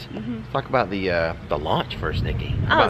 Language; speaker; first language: English; native; English